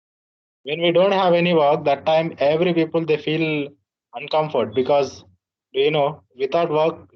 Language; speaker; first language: English; non-native, learner; Telugu